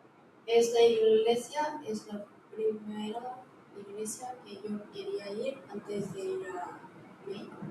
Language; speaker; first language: Spanish; non-native, learner; Korean